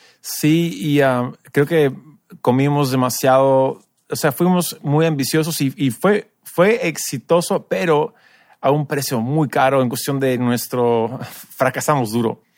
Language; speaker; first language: Spanish; early bilingual, other home language; English